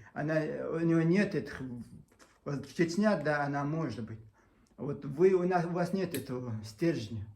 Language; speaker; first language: Russian; non-native, local second language; Chechen